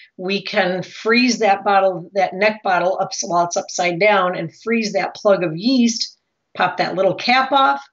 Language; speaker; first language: English; native; English